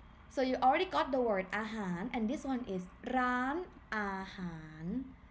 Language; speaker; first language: English; non-native, fluent; Thai